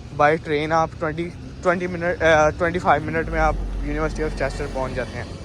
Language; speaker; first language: Urdu; native; Urdu